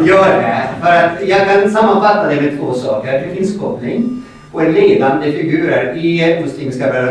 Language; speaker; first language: Swedish; non-native, fluent; Arabic